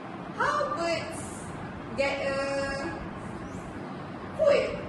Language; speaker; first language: English; non-native, learner; Malay